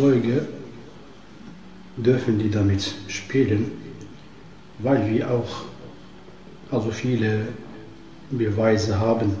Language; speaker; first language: German; non-native, fluent; Arabic